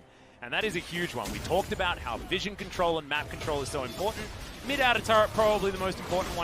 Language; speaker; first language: English; native; English